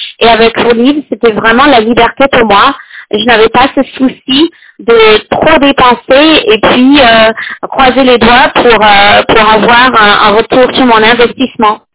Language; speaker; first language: French; non-native, fluent; English